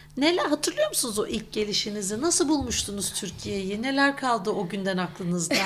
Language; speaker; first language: Turkish; native; Turkish